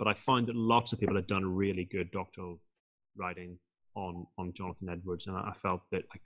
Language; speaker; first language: English; native; English